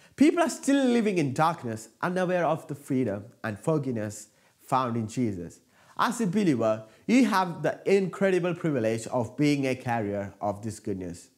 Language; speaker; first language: English; non-native, local second language; Malayalam